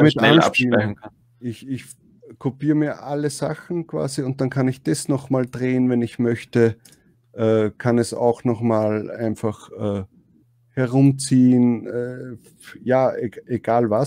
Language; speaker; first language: German; native; German